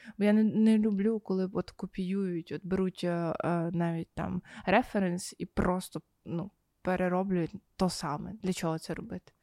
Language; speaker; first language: Ukrainian; native; Ukrainian